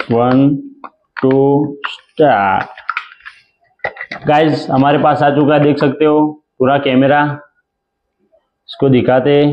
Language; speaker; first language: Hindi; non-native, local second language; Gujarati